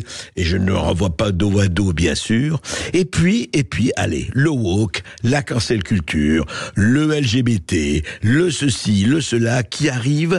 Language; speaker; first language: French; native; French